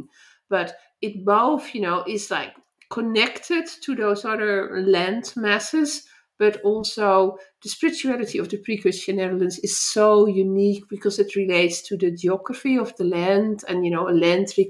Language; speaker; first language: English; non-native, fluent; Dutch